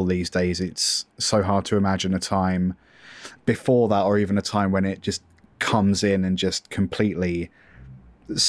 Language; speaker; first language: English; native; English